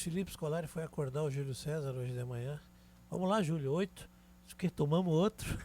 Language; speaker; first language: Portuguese; native; Portuguese